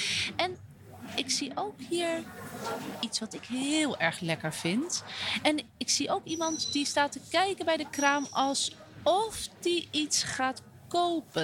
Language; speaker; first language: Dutch; native; Dutch